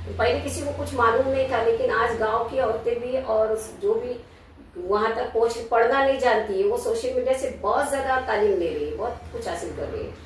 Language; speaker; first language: Hindi; non-native, local second language; Konkani